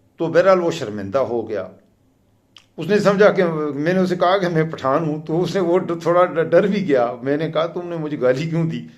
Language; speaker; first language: Urdu; non-native, local second language; Pashto